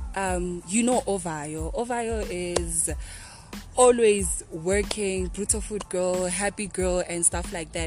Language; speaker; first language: English; non-native, local second language; Xhosa